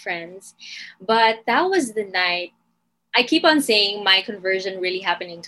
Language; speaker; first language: English; non-native, local second language; Filipino